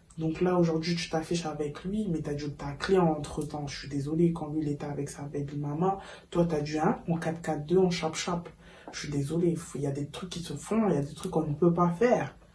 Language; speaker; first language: French; native; French